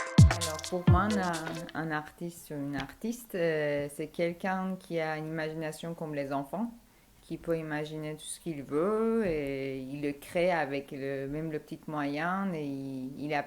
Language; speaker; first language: French; non-native, fluent; Persian